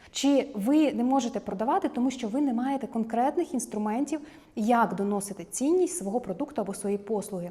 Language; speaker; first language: Ukrainian; native; Ukrainian